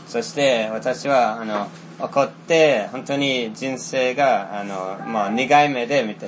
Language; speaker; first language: Japanese; non-native, fluent; Finnish